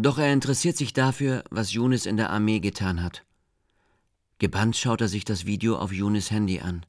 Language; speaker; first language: German; native; German